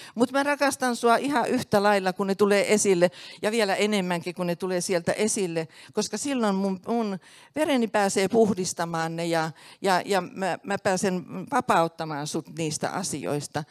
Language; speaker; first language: Finnish; native; Finnish